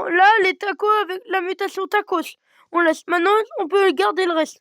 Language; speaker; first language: French; native; French